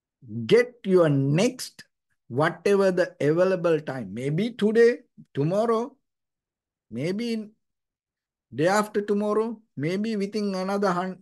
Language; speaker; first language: English; non-native, fluent; Sinhala